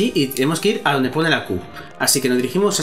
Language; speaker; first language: Spanish; native; Spanish